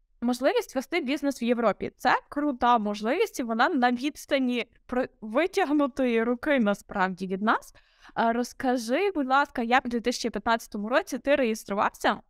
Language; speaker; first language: Ukrainian; native; Ukrainian